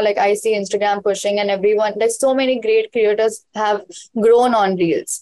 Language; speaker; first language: English; non-native, local second language; Hindi